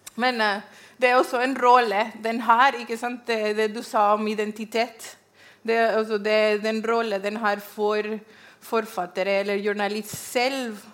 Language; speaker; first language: Norwegian; non-native, fluent; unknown